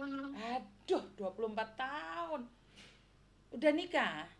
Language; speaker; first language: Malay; non-native, local second language; Javanese